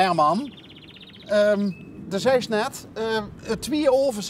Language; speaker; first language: Dutch; native; Dutch